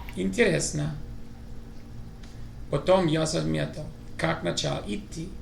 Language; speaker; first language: Russian; non-native, learner; English